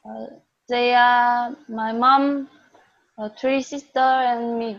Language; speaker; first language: English; non-native, learner; Vietnamese